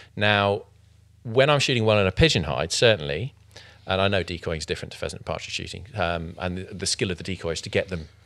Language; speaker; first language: English; native; English